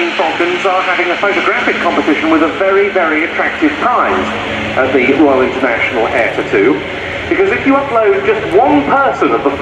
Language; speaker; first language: English; native; English